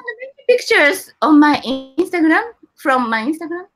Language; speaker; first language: English; non-native, learner; Japanese